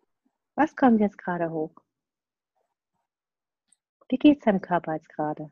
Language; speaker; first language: German; native; German